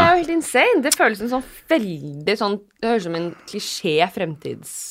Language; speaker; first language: Norwegian; native; Norwegian